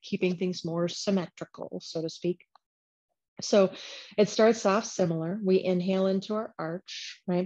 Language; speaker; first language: English; native; English